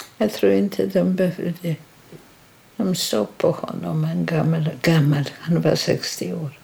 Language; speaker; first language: Swedish; non-native, fluent; Polish